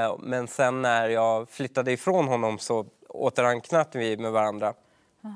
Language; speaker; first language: Swedish; early bilingual, other home language; Persian